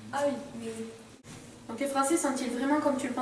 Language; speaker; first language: French; native; French